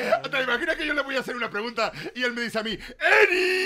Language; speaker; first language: Spanish; native; Spanish